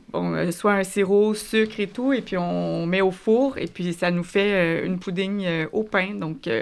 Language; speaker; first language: French; native; French